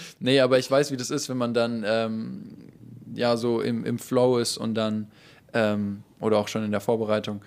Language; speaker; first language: German; native; German